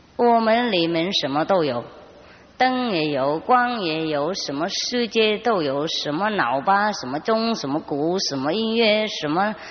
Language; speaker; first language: Chinese; non-native, fluent; Vietnamese